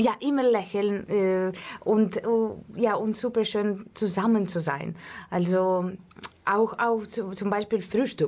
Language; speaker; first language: German; non-native, learner; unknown